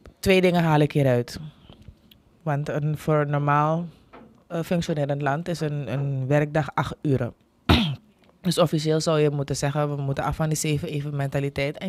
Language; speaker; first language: Dutch; native; Dutch